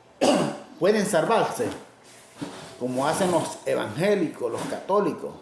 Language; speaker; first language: Spanish; native; Spanish